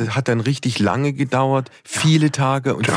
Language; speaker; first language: German; native; German